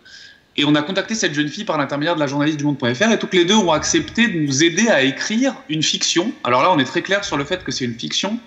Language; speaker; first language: French; native; French